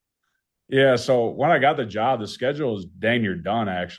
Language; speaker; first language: English; native; English